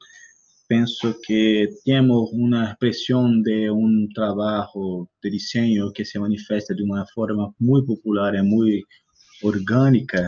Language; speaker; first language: Spanish; non-native, learner; Portuguese